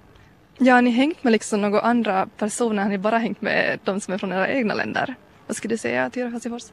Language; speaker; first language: Swedish; native; Swedish